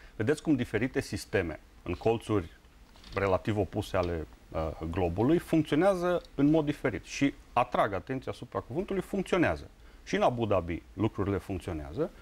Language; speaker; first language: Romanian; native; Romanian